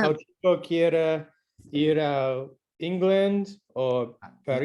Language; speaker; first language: Spanish; non-native, learner; English